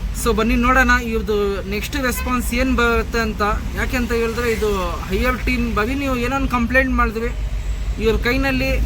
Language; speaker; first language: Kannada; non-native, local second language; Urdu